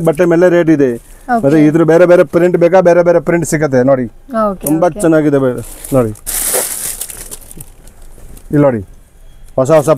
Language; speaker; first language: Kannada; non-native, local second language; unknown